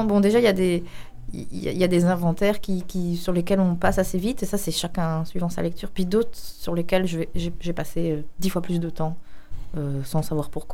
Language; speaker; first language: French; native; French